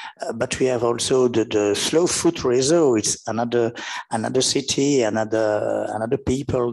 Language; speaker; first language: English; non-native, learner; French